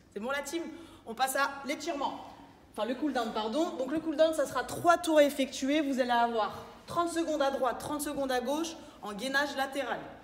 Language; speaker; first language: French; native; French